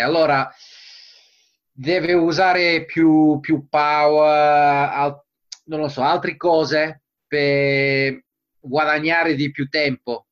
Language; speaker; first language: Italian; non-native, fluent; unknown